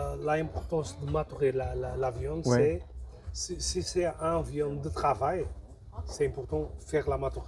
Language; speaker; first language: French; non-native, learner; Portuguese